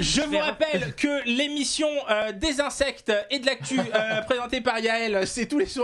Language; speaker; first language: French; native; French